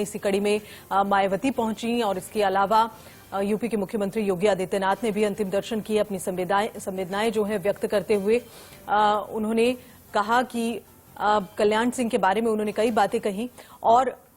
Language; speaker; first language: Hindi; native; Hindi